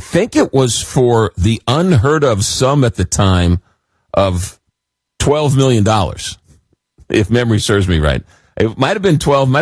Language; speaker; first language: English; native; English